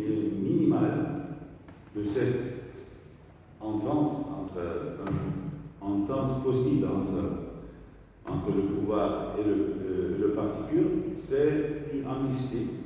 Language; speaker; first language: French; non-native, fluent; Turkish